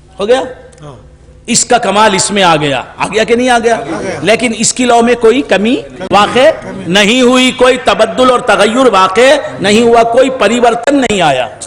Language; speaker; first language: Urdu; native; Urdu